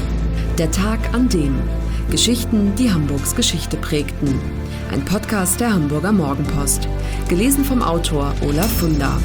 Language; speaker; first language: German; native; German